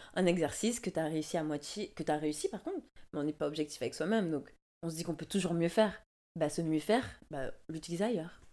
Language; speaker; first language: French; native; French